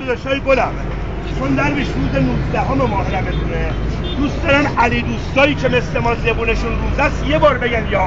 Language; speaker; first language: Persian; native; Persian